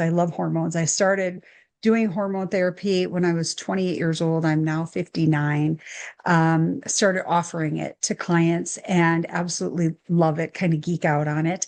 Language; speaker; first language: English; native; English